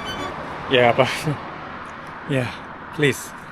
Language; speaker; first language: English; non-native, learner; Korean